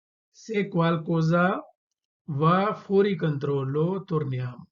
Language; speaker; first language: Italian; non-native, fluent; Urdu